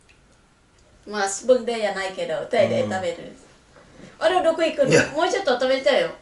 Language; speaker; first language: Japanese; non-native, learner; Vietnamese